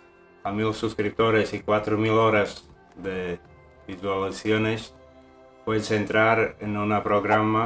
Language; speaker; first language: Spanish; non-native, fluent; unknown